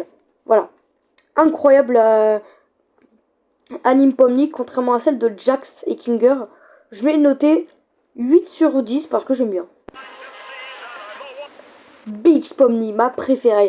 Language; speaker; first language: French; native; French